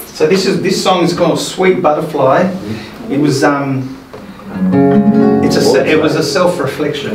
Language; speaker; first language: English; early bilingual, other home language; Spanish